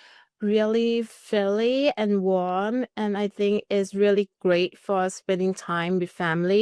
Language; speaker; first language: English; non-native, learner; Thai